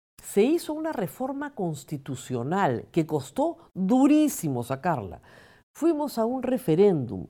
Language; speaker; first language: Spanish; native; Spanish